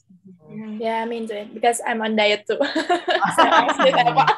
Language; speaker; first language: English; non-native, local second language; Indonesian